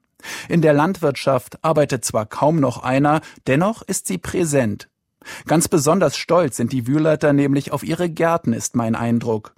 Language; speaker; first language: German; native; German